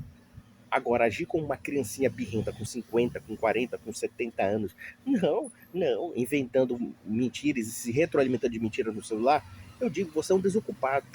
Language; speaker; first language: Portuguese; native; Portuguese